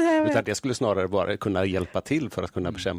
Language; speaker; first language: Swedish; native; Swedish